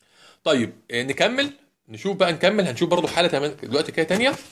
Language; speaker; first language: Arabic; native; Arabic